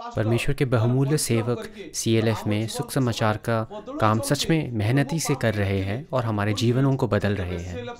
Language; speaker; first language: Hindi; non-native, local second language; Odia